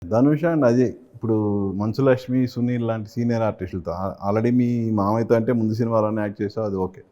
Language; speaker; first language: Telugu; native; Telugu